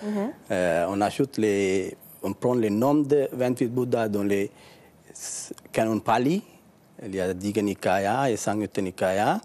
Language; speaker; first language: French; non-native, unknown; Sinhala